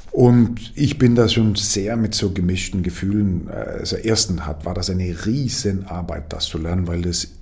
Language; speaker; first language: German; non-native, fluent; Danish